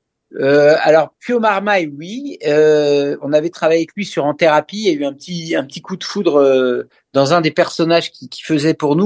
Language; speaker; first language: French; native; French